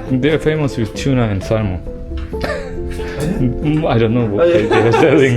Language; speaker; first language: English; non-native, learner; Korean